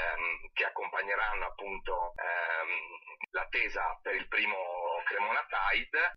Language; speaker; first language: Italian; native; Italian